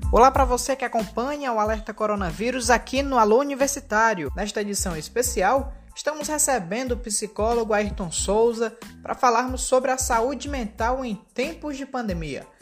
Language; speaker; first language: Portuguese; native; Portuguese